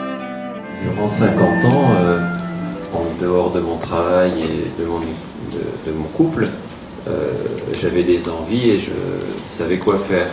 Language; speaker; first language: French; native; French